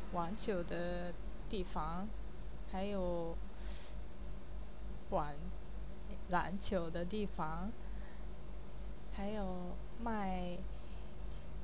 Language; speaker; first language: Chinese; non-native, learner; Japanese